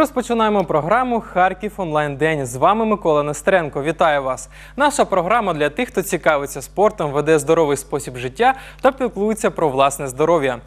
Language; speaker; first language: Ukrainian; native; Ukrainian